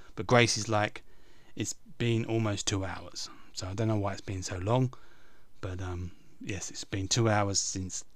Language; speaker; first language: English; native; English